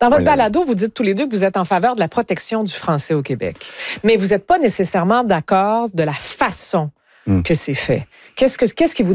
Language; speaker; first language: French; native; French